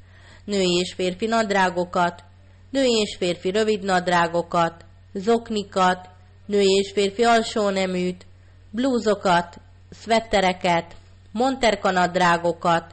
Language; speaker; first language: Hungarian; native; Hungarian